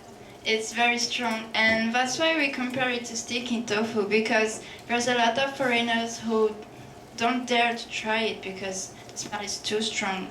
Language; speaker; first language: English; non-native, fluent; French